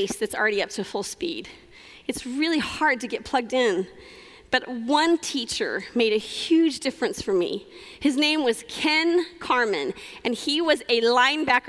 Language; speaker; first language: English; native; English